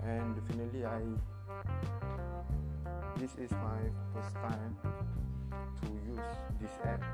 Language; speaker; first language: English; non-native, learner; Malay